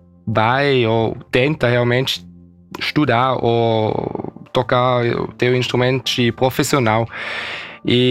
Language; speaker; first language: Portuguese; early bilingual, heritage; Portuguese